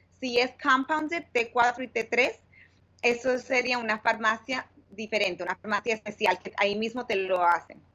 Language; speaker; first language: Spanish; early bilingual, heritage; Spanish